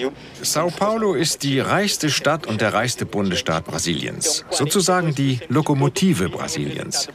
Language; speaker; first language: German; non-native, fluent; Portuguese